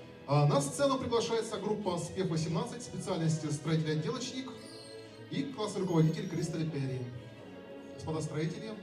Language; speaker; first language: Russian; native; Russian